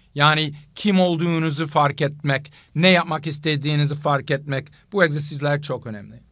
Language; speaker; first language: Turkish; non-native, fluent; English